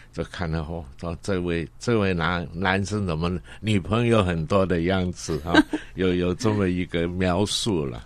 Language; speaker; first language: Chinese; non-native, local second language; Cantonese